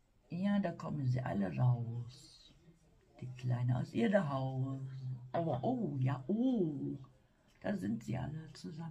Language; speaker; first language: German; non-native, fluent; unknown